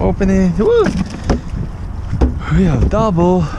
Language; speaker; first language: English; non-native, learner; Ukrainian